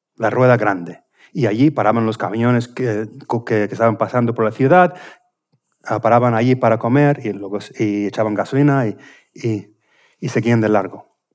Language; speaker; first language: Spanish; non-native, fluent; English